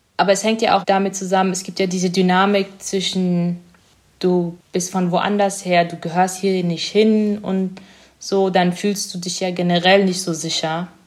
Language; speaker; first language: German; early bilingual, other home language; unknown